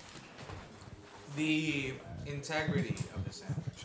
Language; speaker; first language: English; non-native, local second language; Filipino